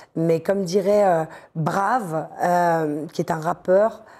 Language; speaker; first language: French; native; French